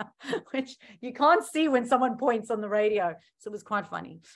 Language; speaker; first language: English; native; English